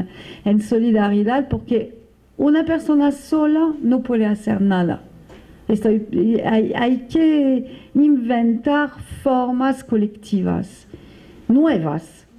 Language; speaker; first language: Spanish; non-native, fluent; French